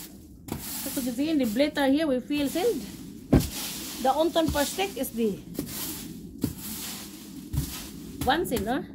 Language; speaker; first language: German; non-native, learner; Filipino